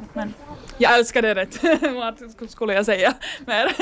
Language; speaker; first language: Swedish; non-native, learner; Finnish